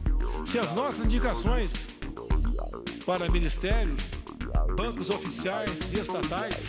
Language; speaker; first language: Portuguese; native; Portuguese